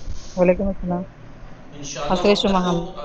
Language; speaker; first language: Persian; non-native, learner; Urdu